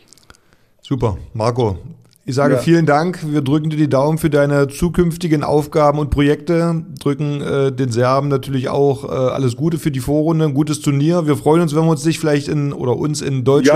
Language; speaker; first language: German; native; German